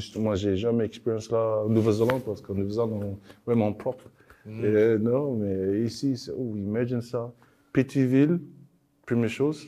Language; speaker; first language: French; non-native, learner; English